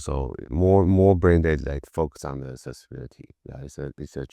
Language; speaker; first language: English; non-native, learner; Chinese